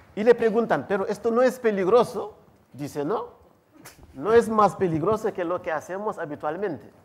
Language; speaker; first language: Spanish; non-native, fluent; Wolof